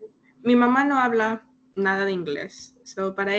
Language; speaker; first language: Spanish; early bilingual, heritage; Spanish